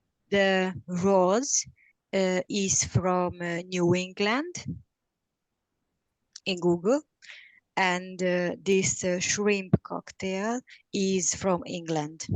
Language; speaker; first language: English; non-native, learner; Hungarian